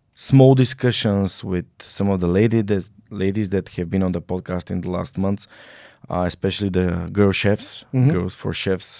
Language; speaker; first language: English; non-native, fluent; Bulgarian